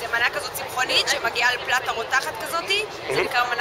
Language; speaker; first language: Hebrew; native; Hebrew